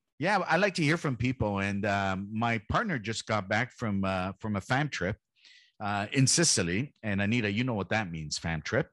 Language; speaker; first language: English; early bilingual, heritage; Italian